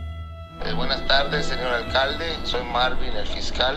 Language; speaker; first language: Spanish; native; Spanish